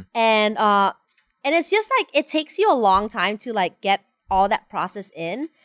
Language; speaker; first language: English; non-native, fluent; Spanish